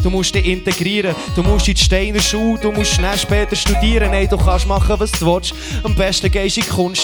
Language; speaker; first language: German; native; German